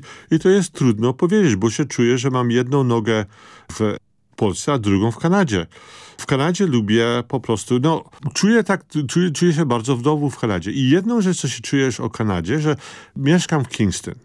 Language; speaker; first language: Polish; early bilingual, heritage; Polish